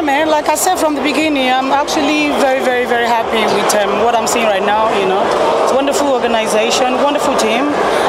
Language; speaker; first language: English; non-native, local second language; Yoruba